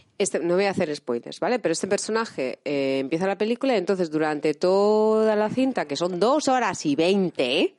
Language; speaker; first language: Spanish; native; Spanish